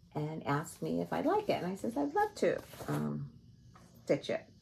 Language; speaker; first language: English; native; English